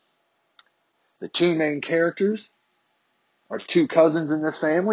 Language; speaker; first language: English; native; English